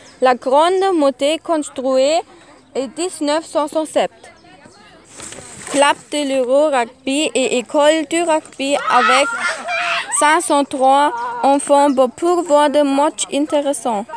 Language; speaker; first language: French; non-native, learner; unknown